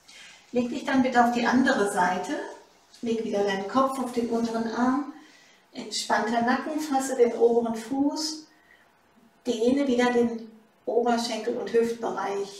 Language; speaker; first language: German; native; German